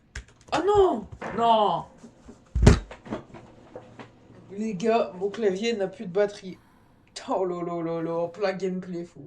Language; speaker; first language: French; native; French